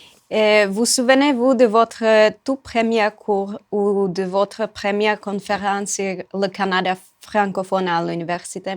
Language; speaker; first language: French; non-native, fluent; Czech